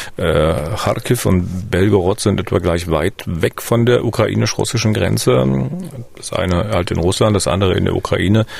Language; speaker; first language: German; native; German